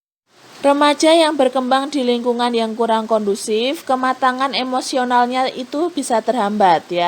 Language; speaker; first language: Indonesian; native; Indonesian